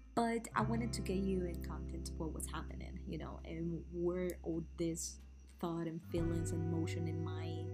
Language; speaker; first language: English; non-native, learner; Spanish